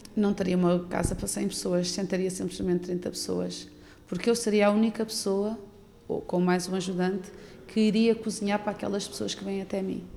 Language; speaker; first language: Portuguese; native; Portuguese